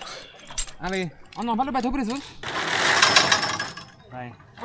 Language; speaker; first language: French; native; French